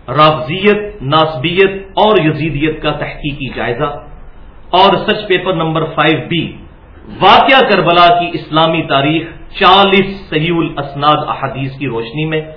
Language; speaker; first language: Urdu; non-native, local second language; Punjabi